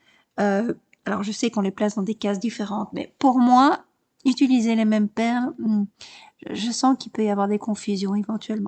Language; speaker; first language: French; native; French